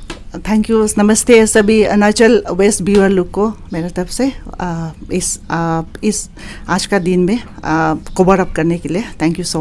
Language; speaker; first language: Hindi; non-native, local second language; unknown